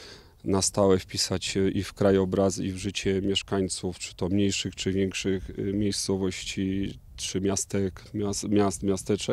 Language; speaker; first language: Polish; native; Polish